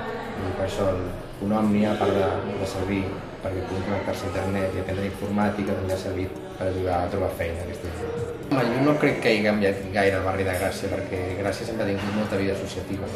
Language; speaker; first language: Catalan; native; Catalan